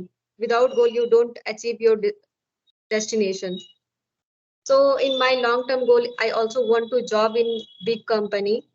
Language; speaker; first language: English; non-native, learner; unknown